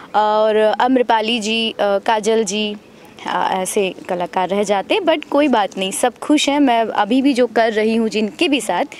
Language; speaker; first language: Hindi; native; Hindi